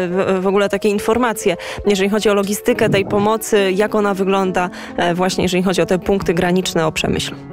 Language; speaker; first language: Polish; native; Polish